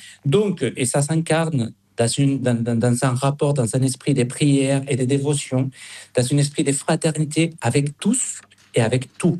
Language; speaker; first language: French; non-native, fluent; Spanish